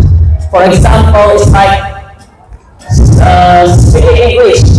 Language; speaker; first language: English; non-native, fluent; Indonesian